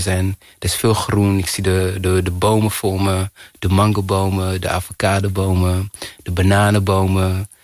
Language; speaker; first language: Dutch; early bilingual, other home language; Kinyarwanda